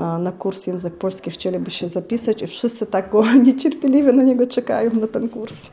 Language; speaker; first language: Polish; non-native, fluent; Chechen